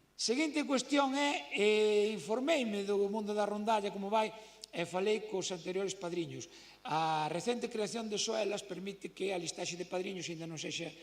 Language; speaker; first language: Galician; native; Galician